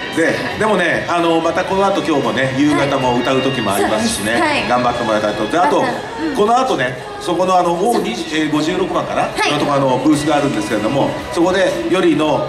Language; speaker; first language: Japanese; native; Japanese